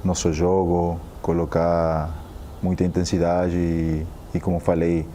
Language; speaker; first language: Portuguese; non-native, fluent; Spanish